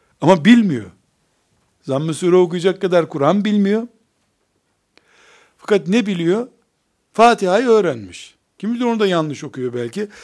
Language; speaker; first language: Turkish; native; Turkish